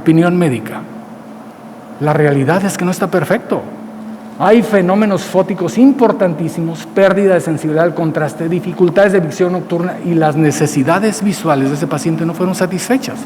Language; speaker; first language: Spanish; native; Spanish